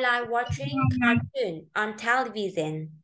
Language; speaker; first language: English; non-native, fluent; Vietnamese